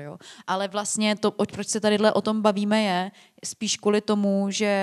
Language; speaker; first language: Czech; native; Czech